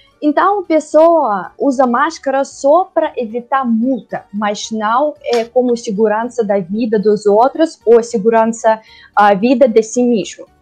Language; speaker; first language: Portuguese; non-native, learner; Russian